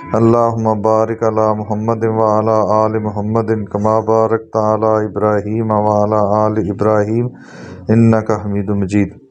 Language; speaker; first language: Urdu; native; Urdu